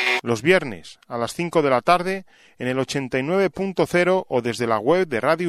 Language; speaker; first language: Spanish; native; Spanish